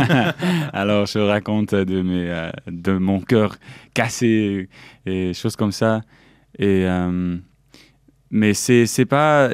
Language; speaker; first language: French; non-native, local second language; German